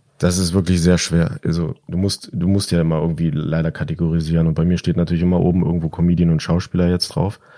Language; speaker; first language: German; early bilingual, other home language; Turkish